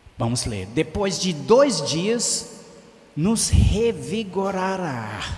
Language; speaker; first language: Portuguese; non-native, fluent; English